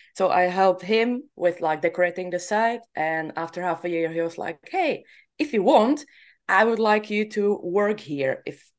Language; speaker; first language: English; non-native, fluent; Czech